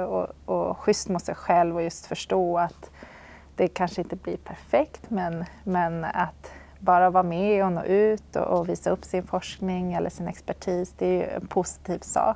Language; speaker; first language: Swedish; native; Swedish